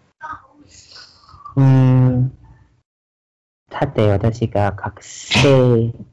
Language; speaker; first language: Japanese; non-native, learner; Chinese